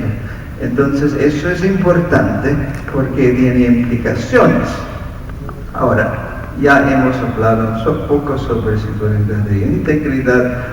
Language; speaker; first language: Spanish; non-native, fluent; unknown